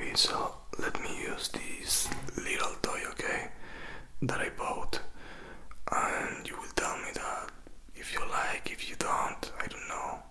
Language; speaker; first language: English; non-native, fluent; Spanish